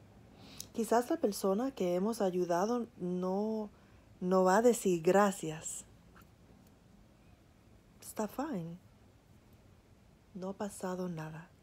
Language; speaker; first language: Spanish; early bilingual, heritage; Spanish